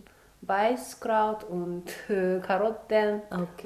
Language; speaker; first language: German; non-native, fluent; Japanese